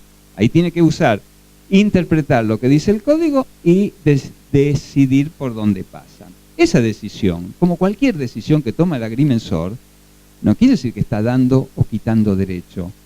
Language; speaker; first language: Spanish; native; Spanish